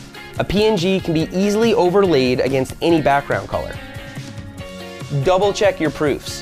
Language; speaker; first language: English; native; English